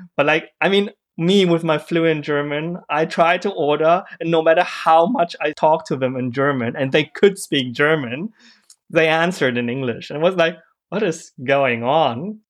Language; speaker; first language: English; non-native, fluent; German